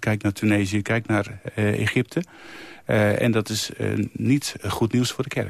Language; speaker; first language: Dutch; native; Dutch